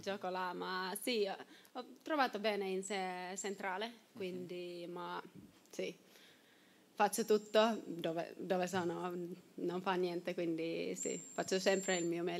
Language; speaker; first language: Italian; non-native, learner; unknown